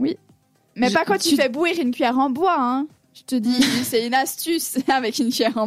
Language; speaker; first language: French; native; French